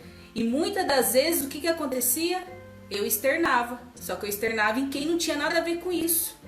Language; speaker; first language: Portuguese; native; Portuguese